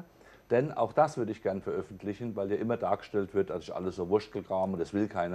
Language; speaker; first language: German; native; German